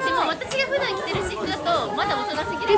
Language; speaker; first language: Japanese; native; Japanese